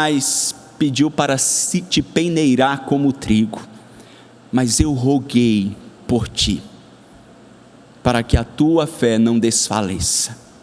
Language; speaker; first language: Portuguese; native; Portuguese